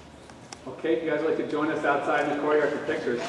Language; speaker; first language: English; native; English